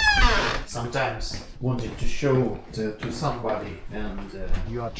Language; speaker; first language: English; non-native, fluent; Russian